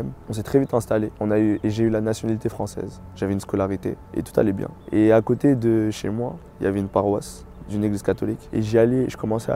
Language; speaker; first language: French; early bilingual, other home language; Lingala